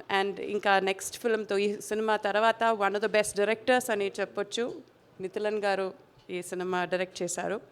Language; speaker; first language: Telugu; non-native, fluent; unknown